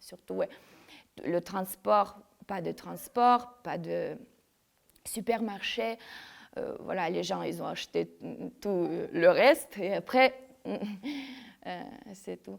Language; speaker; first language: French; non-native, fluent; Ukrainian